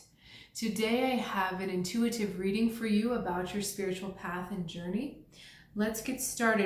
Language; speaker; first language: English; native; English